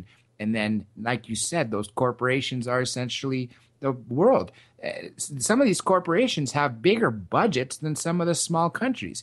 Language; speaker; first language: English; native; English